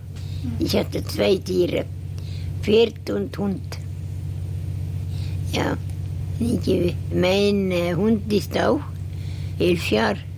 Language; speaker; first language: German; non-native, learner; Estonian